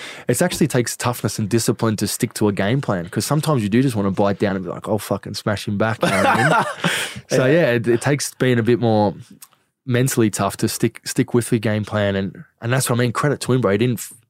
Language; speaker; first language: English; native; English